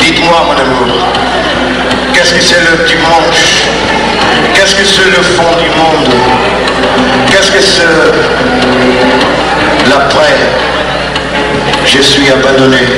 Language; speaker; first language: French; non-native, learner; Portuguese